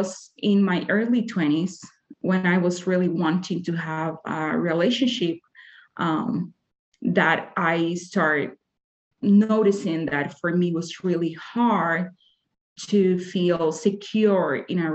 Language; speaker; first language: English; non-native, fluent; Spanish